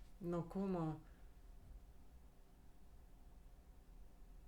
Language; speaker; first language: Spanish; non-native, learner; Russian